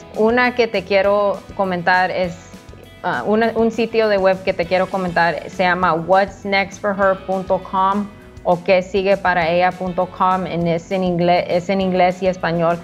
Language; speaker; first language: Spanish; early bilingual, heritage; Spanish